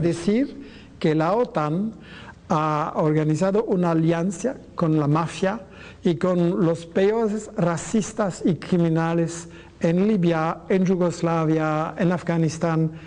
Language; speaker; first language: Spanish; non-native, fluent; French